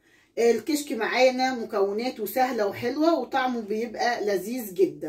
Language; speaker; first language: Arabic; native; Arabic